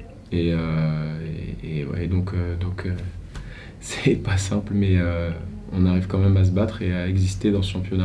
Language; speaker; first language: French; native; French